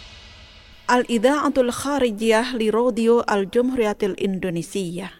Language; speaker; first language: Arabic; non-native, fluent; Indonesian